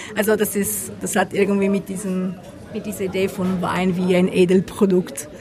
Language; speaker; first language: German; non-native, fluent; Italian